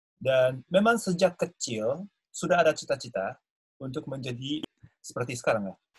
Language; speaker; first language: Indonesian; non-native, fluent; Japanese